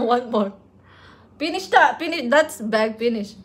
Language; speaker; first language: English; non-native, local second language; Filipino